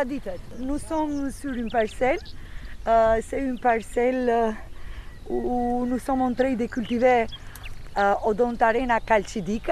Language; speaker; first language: French; non-native, fluent; Albanian